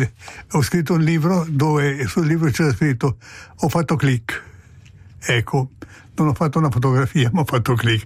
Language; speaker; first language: Italian; native; Italian